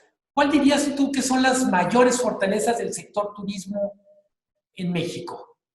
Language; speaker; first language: Spanish; native; Spanish